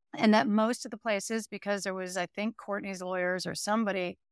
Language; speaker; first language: English; native; English